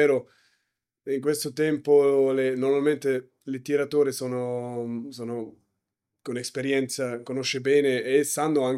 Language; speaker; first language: Italian; non-native, learner; German